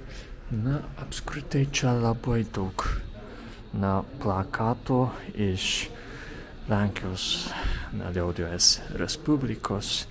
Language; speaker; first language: Lithuanian; non-native, learner; Japanese